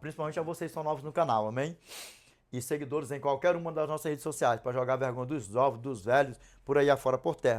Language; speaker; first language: Portuguese; native; Portuguese